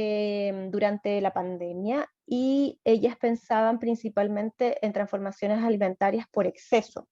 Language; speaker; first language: Spanish; native; Spanish